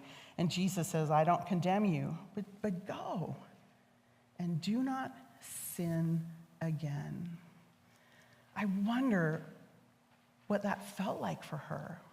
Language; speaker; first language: English; native; English